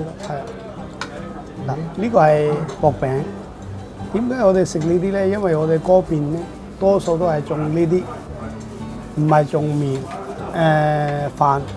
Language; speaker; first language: Cantonese; non-native, fluent; Urdu